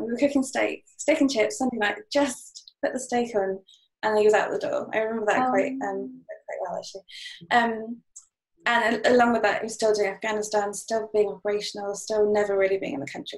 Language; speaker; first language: English; native; English